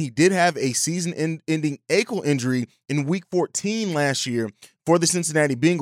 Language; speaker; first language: English; native; English